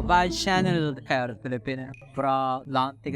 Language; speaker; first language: Swedish; non-native, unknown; Filipino